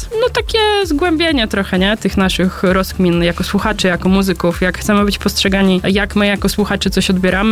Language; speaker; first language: Polish; native; Polish